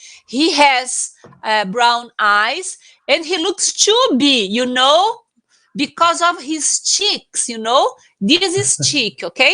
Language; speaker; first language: English; non-native, fluent; Portuguese